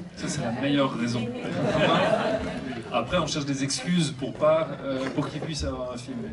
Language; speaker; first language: French; native; French